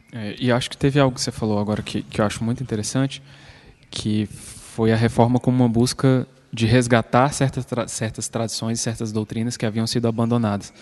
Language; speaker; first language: Portuguese; native; Portuguese